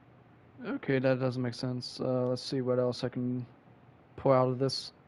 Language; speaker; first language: English; native; English